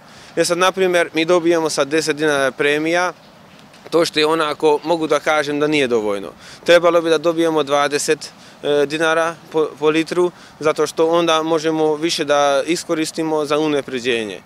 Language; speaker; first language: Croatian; non-native, local second language; Hungarian